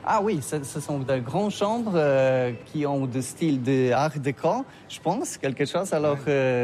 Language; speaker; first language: French; non-native, learner; Polish